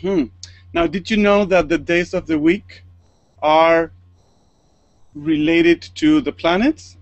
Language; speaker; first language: English; non-native, fluent; Spanish